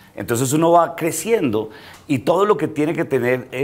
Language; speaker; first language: Spanish; native; Spanish